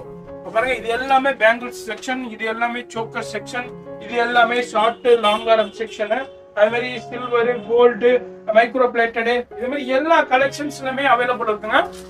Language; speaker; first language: Tamil; native; Tamil